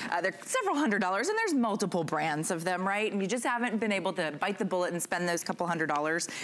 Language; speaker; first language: English; native; English